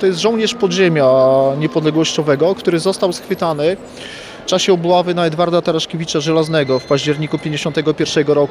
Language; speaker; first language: Polish; native; Polish